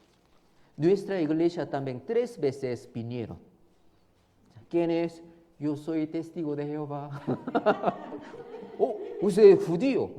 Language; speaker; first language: Spanish; non-native, learner; Korean